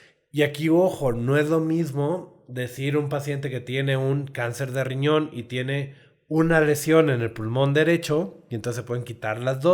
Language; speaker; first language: Spanish; native; Spanish